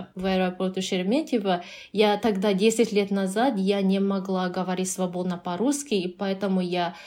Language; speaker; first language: Russian; non-native, fluent; Japanese